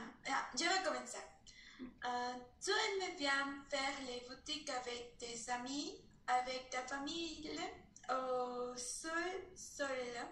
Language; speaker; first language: French; non-native, learner; Spanish